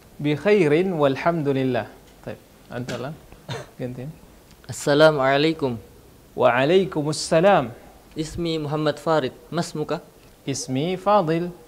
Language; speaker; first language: Arabic; non-native, fluent; Indonesian